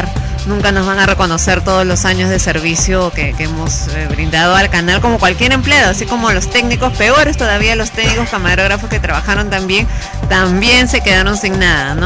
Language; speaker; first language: Spanish; native; Spanish